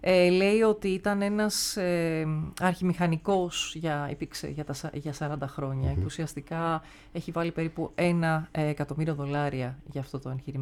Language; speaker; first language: Greek; native; Greek